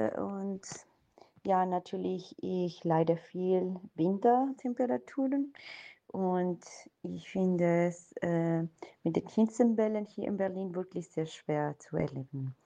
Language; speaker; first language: German; non-native, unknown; Spanish